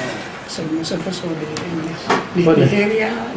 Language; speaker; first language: Spanish; non-native, learner; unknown